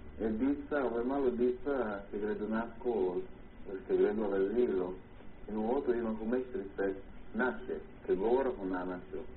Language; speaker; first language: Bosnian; early bilingual, heritage; Croatian